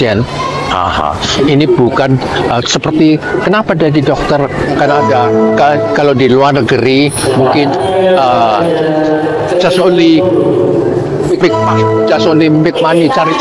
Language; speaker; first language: Indonesian; non-native, learner; Cantonese